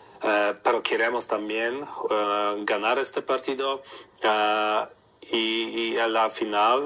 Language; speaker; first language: Spanish; non-native, learner; Polish